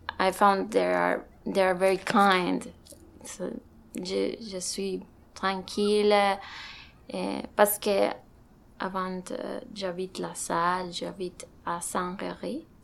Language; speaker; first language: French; non-native, learner; Spanish